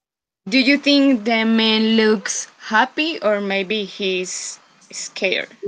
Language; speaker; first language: English; non-native, fluent; Spanish